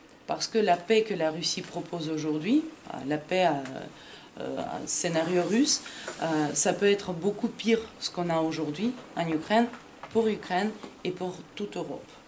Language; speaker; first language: French; non-native, fluent; Ukrainian